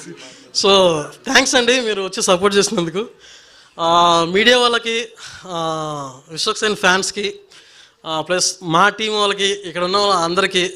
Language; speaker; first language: Telugu; native; Telugu